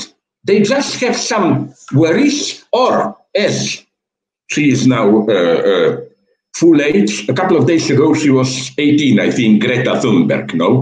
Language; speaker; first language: English; non-native, fluent; Slovenian